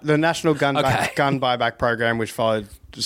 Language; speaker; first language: English; native; English